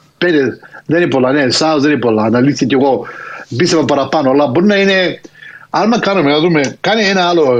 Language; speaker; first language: Greek; early bilingual, heritage; Greek